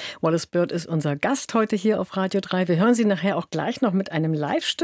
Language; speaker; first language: German; native; German